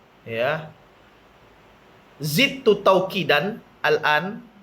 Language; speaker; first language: Arabic; non-native, fluent; Indonesian